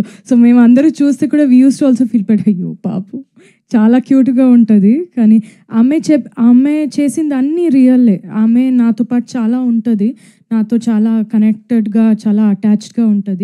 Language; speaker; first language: Telugu; non-native, fluent; Tamil